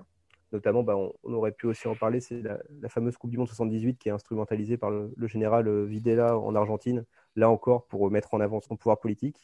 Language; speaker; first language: French; native; French